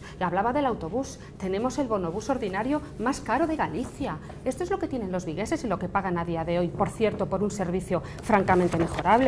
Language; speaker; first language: Spanish; native; Spanish